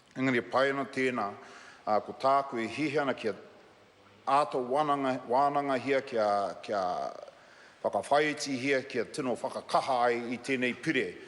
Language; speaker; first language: Māori; non-native, local second language; English